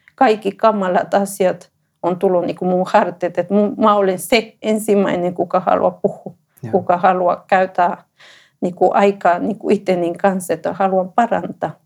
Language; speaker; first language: Finnish; non-native, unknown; Spanish